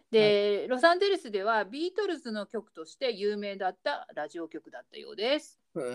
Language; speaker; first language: Japanese; native; Japanese